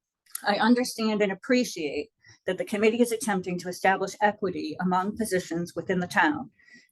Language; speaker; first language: English; native; English